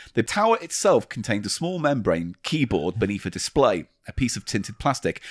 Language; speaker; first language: English; native; English